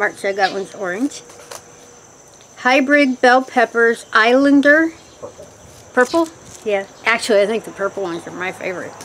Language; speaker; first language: English; native; English